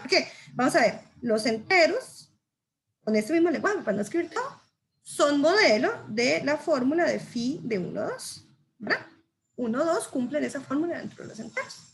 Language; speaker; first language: Spanish; native; Spanish